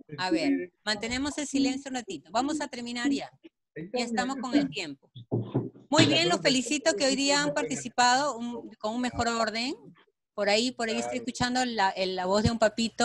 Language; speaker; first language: Spanish; native; Spanish